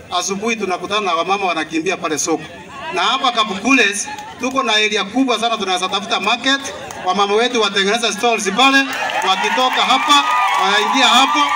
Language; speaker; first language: Swahili; non-native, local second language; Gusii